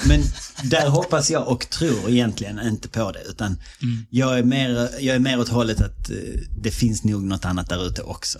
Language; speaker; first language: Swedish; native; Swedish